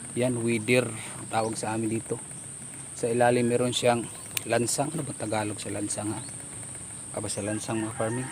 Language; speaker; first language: Filipino; non-native, local second language; Cebuano